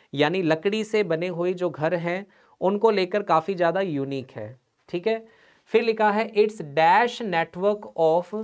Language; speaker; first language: Hindi; non-native, local second language; Punjabi